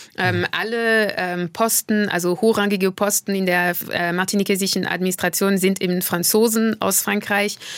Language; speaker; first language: German; non-native, fluent; French